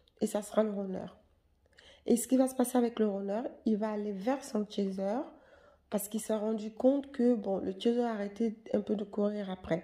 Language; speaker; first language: French; native; French